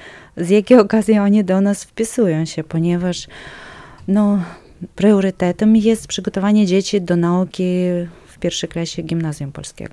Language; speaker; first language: Polish; non-native, local second language; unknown